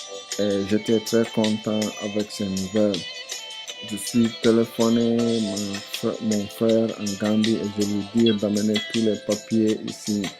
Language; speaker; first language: French; non-native, learner; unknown